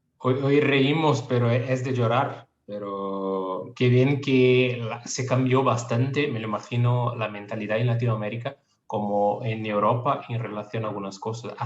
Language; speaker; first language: Spanish; non-native, fluent; Portuguese